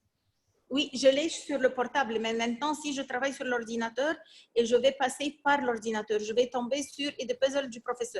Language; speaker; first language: French; non-native, fluent; Arabic